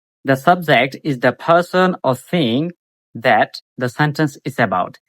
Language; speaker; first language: English; non-native, local second language; Bangla